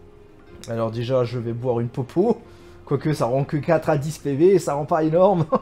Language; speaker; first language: French; native; French